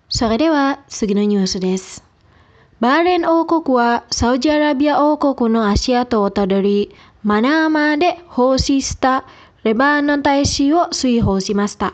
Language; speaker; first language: Japanese; non-native, fluent; Indonesian